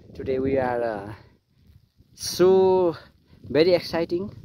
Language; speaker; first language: English; non-native, learner; Nepali